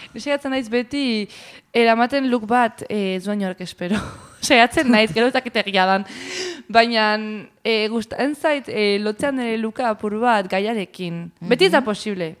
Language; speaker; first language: Basque; early bilingual, heritage; Basque